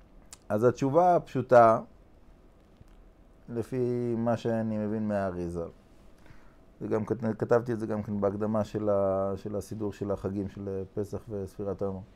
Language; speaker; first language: Hebrew; non-native, fluent; English